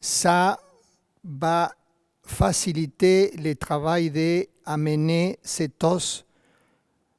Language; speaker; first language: French; non-native, fluent; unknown